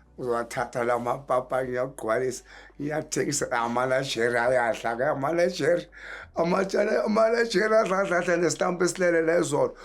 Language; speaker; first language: Zulu; native; Zulu